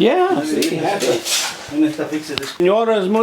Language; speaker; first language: Spanish; non-native, learner; English